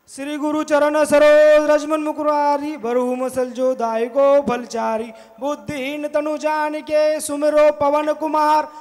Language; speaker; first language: Hindi; non-native, local second language; Marathi